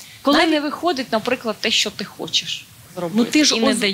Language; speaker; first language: Ukrainian; native; Ukrainian